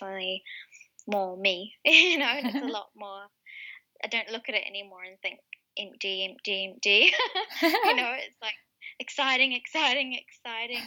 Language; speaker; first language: English; native; English